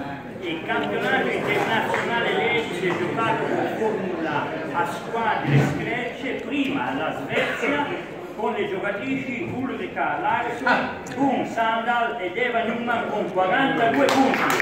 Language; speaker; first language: Italian; native; Italian